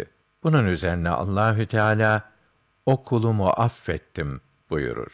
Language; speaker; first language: Turkish; native; Turkish